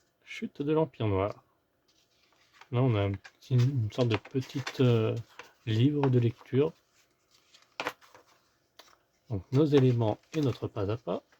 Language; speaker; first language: French; native; French